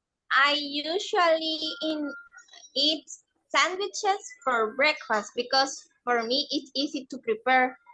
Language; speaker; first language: English; non-native, learner; Spanish